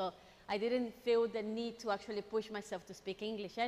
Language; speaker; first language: English; non-native, fluent; Spanish